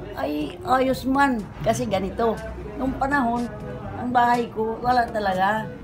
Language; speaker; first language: Filipino; native; Filipino